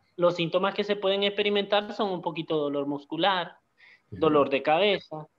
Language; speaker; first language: Spanish; native; Spanish